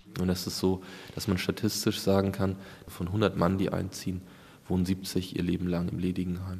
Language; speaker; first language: German; native; German